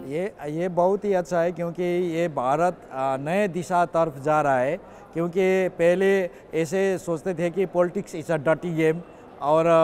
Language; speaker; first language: Hindi; non-native, local second language; Nepali